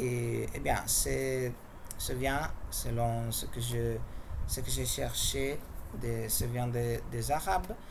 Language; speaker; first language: French; non-native, learner; Spanish